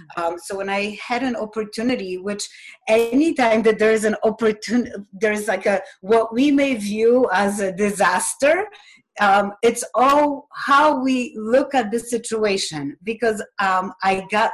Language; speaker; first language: English; non-native, fluent; Polish